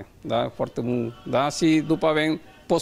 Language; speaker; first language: Romanian; non-native, learner; Spanish